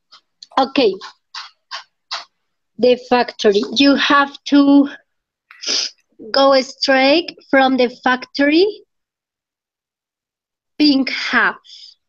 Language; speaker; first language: English; non-native, learner; Spanish